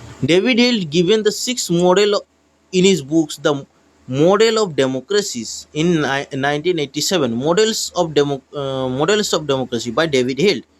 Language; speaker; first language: English; non-native, local second language; Bangla